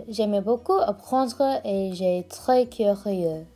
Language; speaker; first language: French; non-native, learner; English